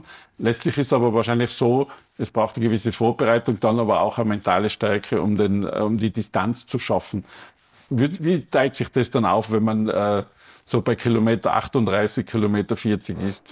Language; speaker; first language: German; native; German